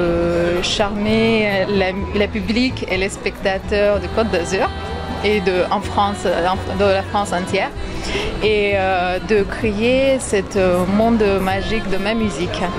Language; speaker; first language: French; non-native, fluent; Russian